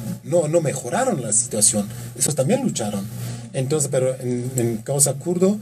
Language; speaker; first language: Spanish; non-native, learner; Kurdish